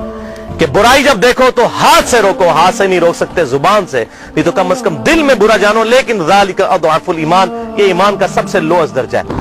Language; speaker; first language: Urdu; non-native, local second language; Punjabi